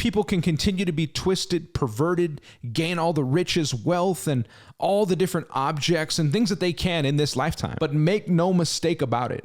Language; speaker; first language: English; native; English